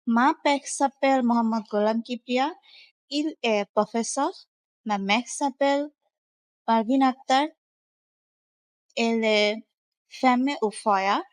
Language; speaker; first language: French; non-native, learner; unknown